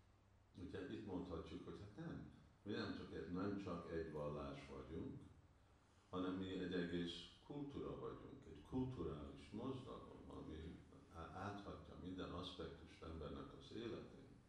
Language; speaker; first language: Hungarian; early bilingual, heritage; Hungarian